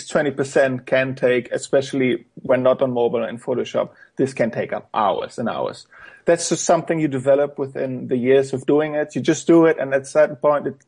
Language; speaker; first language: English; non-native, fluent; German